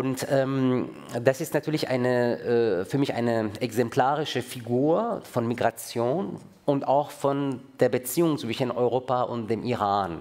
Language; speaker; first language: German; non-native, fluent; Persian